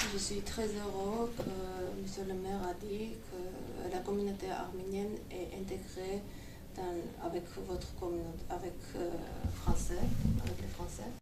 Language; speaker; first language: French; non-native, fluent; Armenian